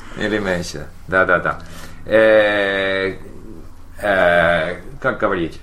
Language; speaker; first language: Russian; non-native, learner; English